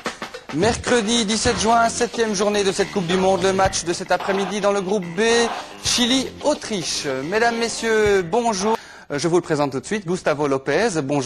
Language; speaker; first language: French; native; French